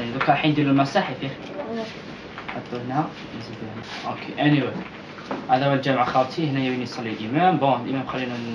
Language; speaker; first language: Arabic; native; Arabic